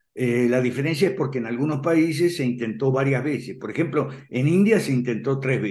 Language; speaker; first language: Spanish; native; Spanish